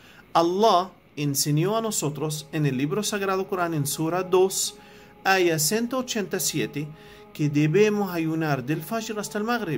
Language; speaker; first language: Spanish; non-native, fluent; Arabic